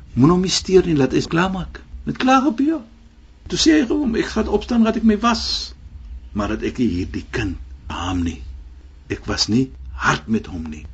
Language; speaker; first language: Afrikaans; non-native, fluent; Arabic